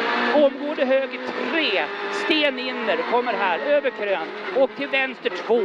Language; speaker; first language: Swedish; native; Swedish